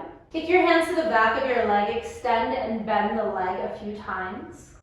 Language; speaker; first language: English; native; English